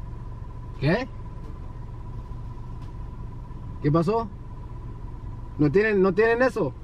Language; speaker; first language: Spanish; early bilingual, heritage; Spanish